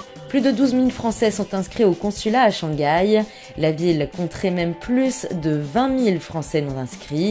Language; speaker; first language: French; native; French